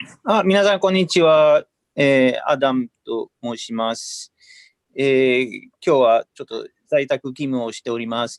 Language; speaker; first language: Japanese; non-native, fluent; Swedish